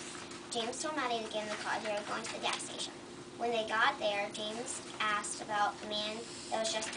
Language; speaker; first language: English; native; English